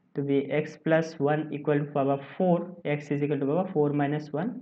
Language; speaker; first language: English; non-native, local second language; Assamese